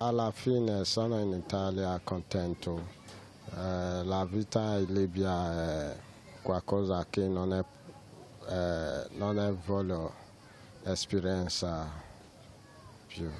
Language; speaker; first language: Italian; non-native, learner; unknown